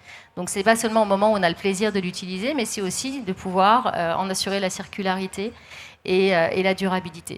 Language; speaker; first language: French; native; French